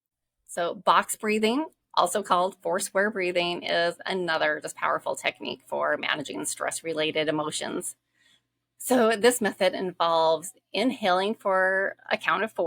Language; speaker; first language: English; native; English